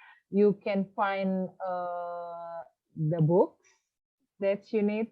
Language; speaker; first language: English; non-native, fluent; Indonesian